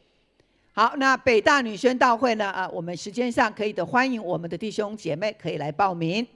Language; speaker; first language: Chinese; native; Chinese